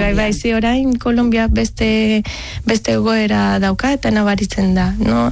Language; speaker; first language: Basque; non-native, learner; Spanish